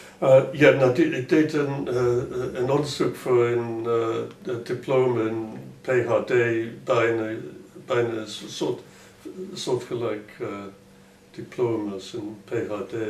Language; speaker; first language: Dutch; non-native, fluent; English